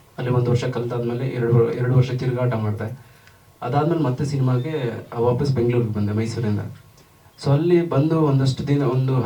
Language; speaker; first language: Kannada; native; Kannada